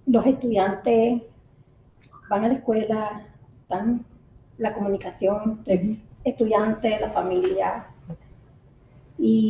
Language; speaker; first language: Spanish; early bilingual, heritage; Spanish